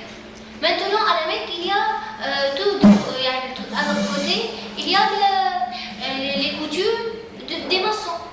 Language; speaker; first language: French; non-native, local second language; Arabic